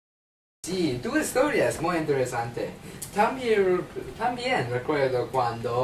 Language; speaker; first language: Spanish; non-native, learner; English